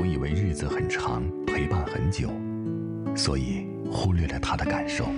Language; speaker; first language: Chinese; native; Chinese